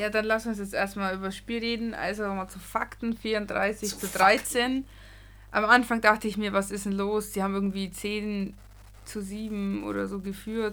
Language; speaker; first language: German; native; German